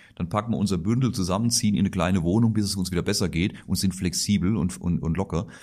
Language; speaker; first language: German; native; German